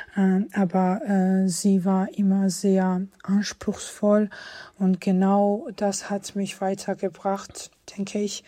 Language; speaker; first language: German; non-native, fluent; Georgian